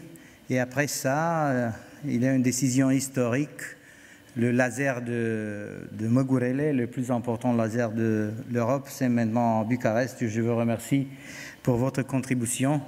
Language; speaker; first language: French; non-native, learner; Romanian